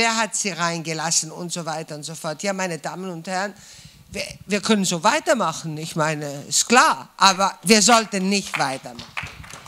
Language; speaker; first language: German; non-native, fluent; Greek